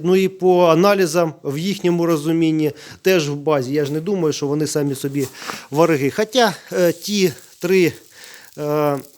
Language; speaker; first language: Ukrainian; native; Ukrainian